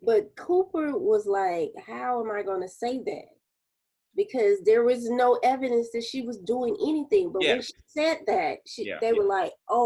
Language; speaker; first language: English; native; English